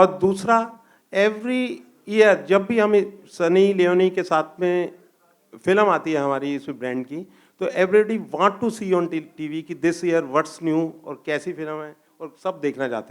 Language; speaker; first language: Hindi; native; Hindi